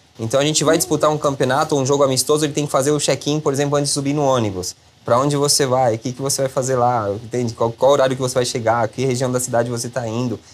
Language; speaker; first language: Portuguese; non-native, fluent; Spanish